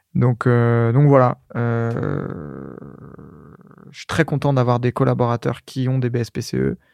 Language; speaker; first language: French; native; French